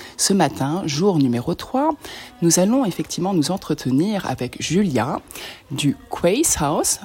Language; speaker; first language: French; native; French